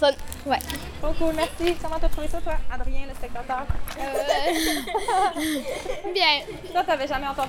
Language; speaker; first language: French; native; French